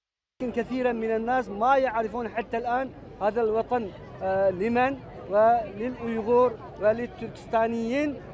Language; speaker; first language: Arabic; non-native, learner; Uyghur